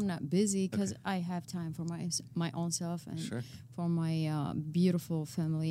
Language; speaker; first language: English; non-native, fluent; Arabic